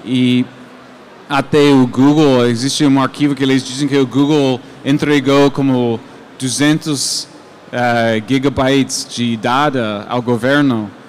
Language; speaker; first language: Portuguese; non-native, fluent; English